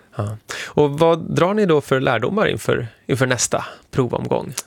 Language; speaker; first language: Swedish; native; Swedish